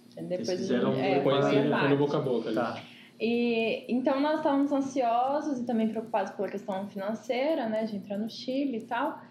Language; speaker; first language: Portuguese; native; Portuguese